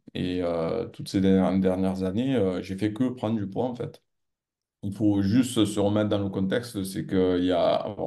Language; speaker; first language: French; native; French